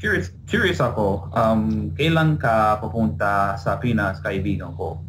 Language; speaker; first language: Filipino; non-native, learner; English